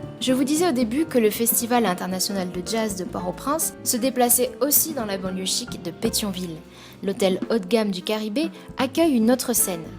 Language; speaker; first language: French; native; French